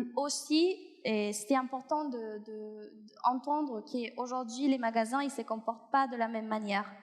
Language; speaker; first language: French; non-native, fluent; Spanish